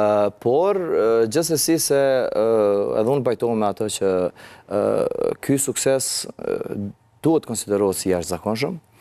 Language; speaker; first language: Albanian; native; Albanian